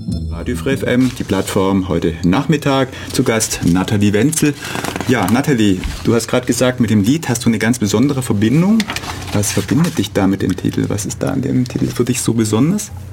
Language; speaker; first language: German; native; German